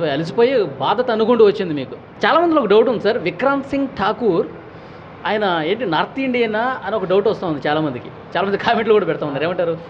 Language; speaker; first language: Telugu; native; Telugu